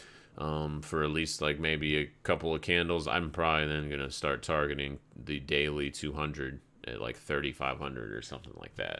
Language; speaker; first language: English; native; English